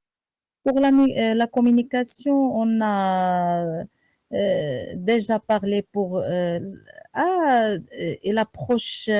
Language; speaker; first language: French; non-native, learner; Arabic